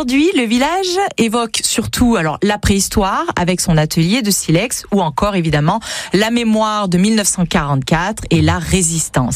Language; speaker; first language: French; native; French